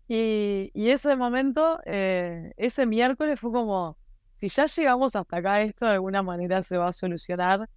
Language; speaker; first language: Spanish; native; Spanish